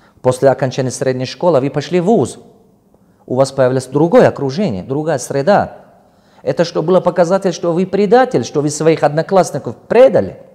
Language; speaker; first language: Russian; non-native, local second language; Tajik